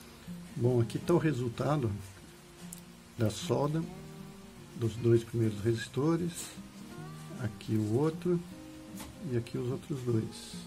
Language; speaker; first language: Portuguese; native; Portuguese